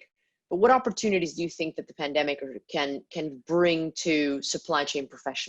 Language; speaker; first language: English; native; English